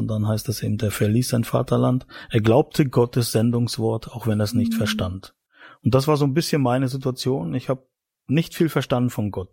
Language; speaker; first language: German; native; German